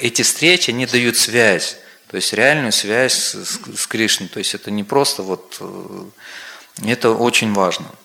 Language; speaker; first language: Russian; native; Russian